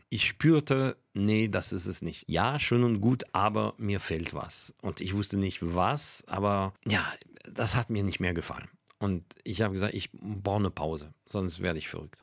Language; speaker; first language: German; non-native, fluent; French